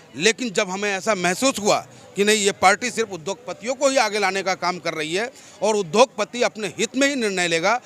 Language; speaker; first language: Hindi; native; Hindi